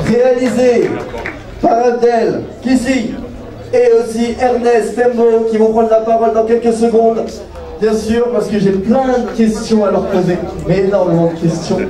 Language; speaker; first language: French; native; French